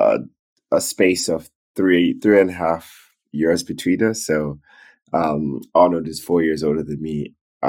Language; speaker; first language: English; early bilingual, other home language; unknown